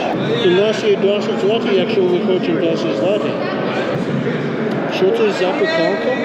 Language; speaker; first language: Ukrainian; non-native, learner; English